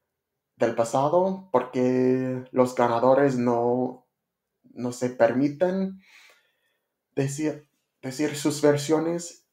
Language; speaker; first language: Spanish; non-native, learner; English